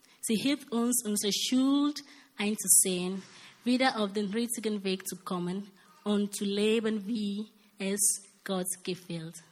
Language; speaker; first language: German; non-native, learner; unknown